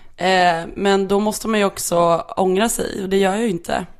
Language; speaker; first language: Swedish; native; Swedish